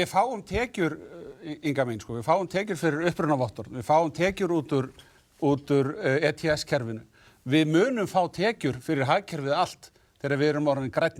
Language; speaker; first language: Icelandic; native; Icelandic